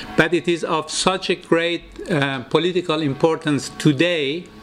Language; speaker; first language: English; non-native, fluent; Persian